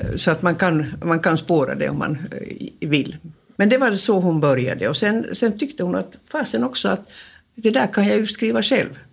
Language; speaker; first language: Swedish; native; Swedish